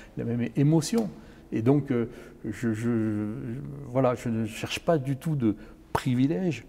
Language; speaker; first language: French; native; French